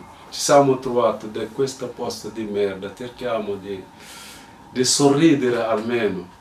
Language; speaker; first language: Italian; non-native, fluent; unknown